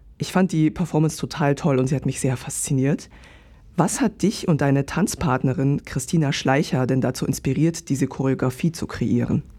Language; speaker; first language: German; native; German